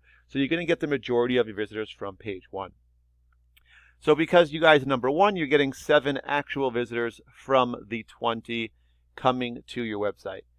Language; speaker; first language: English; native; English